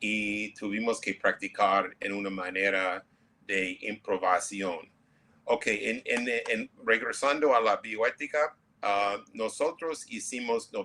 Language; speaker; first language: Spanish; non-native, fluent; English